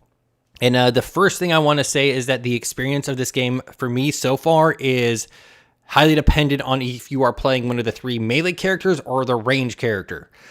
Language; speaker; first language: English; native; English